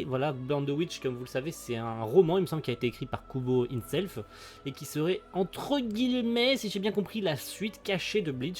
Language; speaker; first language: French; native; French